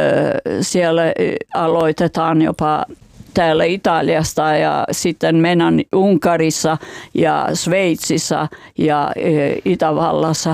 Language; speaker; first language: Finnish; non-native, fluent; Albanian